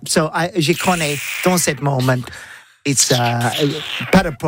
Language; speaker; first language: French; non-native, learner; English